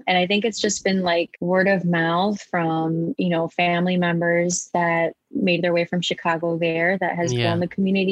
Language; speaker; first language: English; native; English